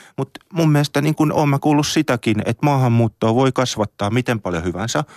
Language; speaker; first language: Finnish; native; Finnish